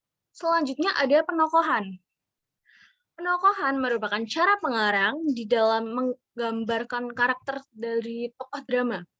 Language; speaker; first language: Indonesian; native; Indonesian